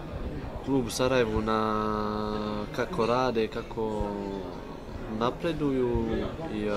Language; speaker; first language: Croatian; early bilingual, heritage; Bosnian